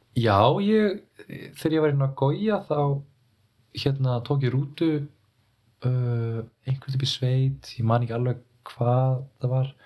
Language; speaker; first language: Icelandic; native; Icelandic